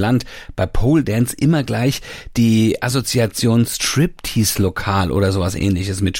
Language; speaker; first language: German; native; German